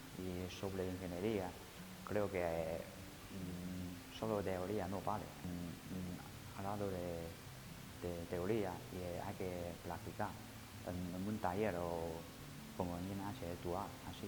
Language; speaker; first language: Spanish; non-native, learner; Chinese